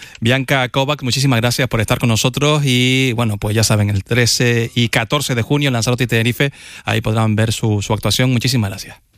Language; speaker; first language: Spanish; native; Spanish